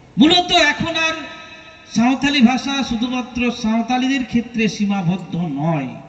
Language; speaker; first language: Bangla; non-native, local second language; Santali